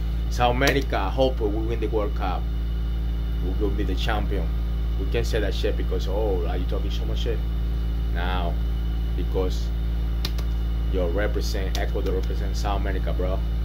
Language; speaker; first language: English; non-native, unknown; Spanish